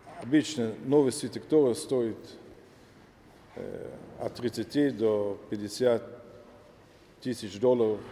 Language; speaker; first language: Russian; non-native, learner; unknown